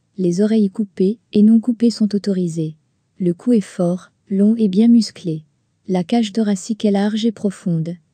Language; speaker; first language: French; native; French